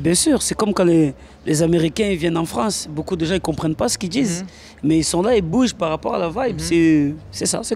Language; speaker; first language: French; native; French